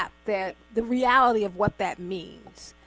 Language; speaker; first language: English; native; English